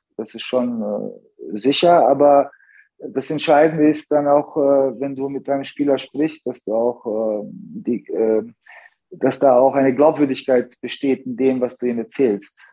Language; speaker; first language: German; early bilingual, other home language; Serbian